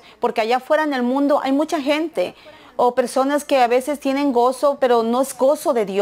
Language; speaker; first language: Spanish; native; Spanish